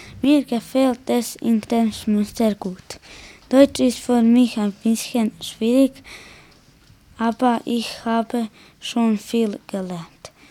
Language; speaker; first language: German; early bilingual, other home language; Croatian